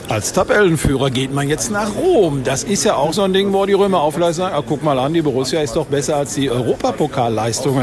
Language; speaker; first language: German; native; German